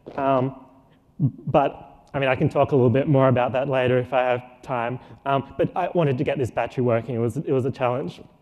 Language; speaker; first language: English; native; English